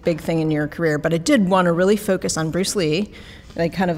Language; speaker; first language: English; native; English